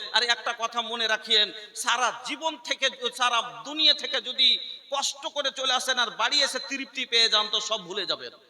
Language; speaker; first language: Bangla; non-native, local second language; Bhojpuri